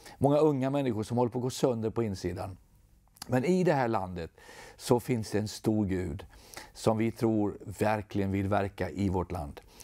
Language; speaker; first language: Swedish; native; Swedish